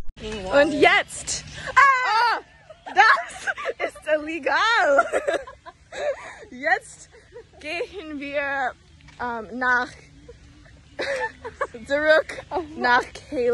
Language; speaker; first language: German; non-native, learner; English